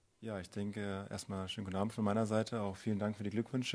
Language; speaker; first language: German; native; German